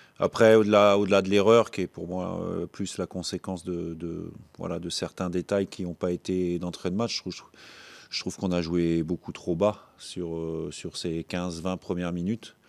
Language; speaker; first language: French; native; French